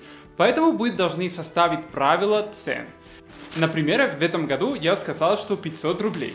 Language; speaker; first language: Russian; non-native, fluent; Spanish